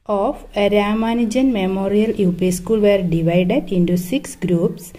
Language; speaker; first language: English; non-native, local second language; Malayalam